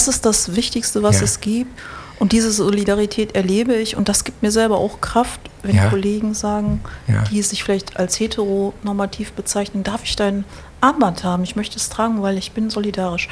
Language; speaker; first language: German; native; German